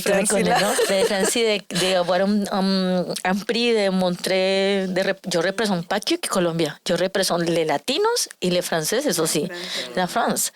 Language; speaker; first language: French; non-native, learner; Spanish